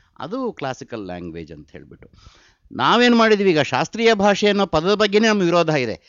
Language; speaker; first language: Kannada; native; Kannada